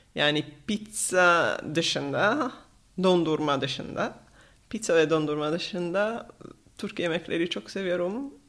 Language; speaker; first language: Turkish; non-native, fluent; Italian